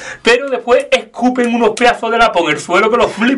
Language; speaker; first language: Spanish; native; Spanish